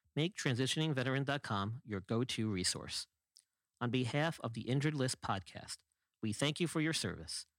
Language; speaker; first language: English; native; English